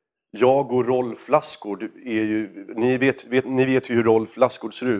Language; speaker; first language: Swedish; native; Swedish